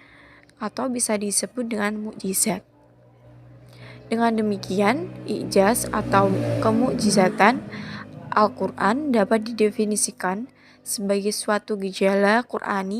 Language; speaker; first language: Indonesian; native; Indonesian